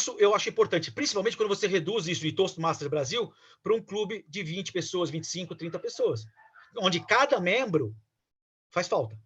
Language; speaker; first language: Portuguese; native; Portuguese